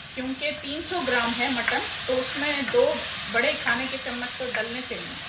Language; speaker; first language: Urdu; native; Urdu